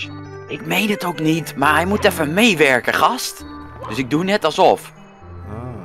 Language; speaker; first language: Dutch; native; Dutch